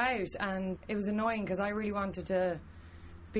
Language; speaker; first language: English; native; English